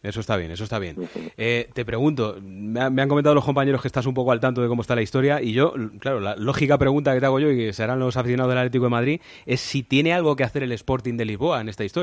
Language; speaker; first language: Spanish; native; Spanish